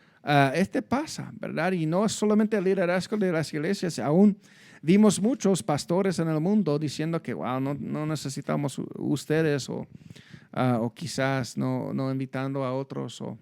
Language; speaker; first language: Spanish; non-native, fluent; English